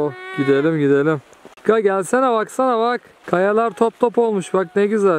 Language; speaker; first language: Turkish; native; Turkish